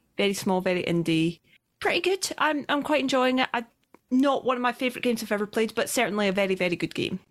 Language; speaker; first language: English; native; English